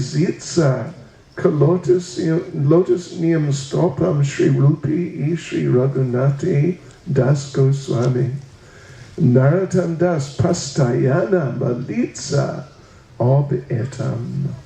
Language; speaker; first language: Russian; non-native, learner; English